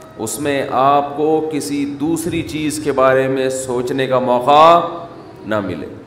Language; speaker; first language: Urdu; native; Urdu